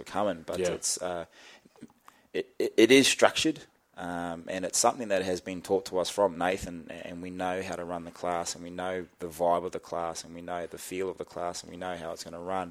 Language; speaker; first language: English; native; English